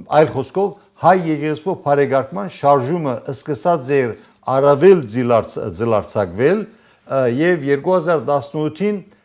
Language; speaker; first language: Armenian; native; Armenian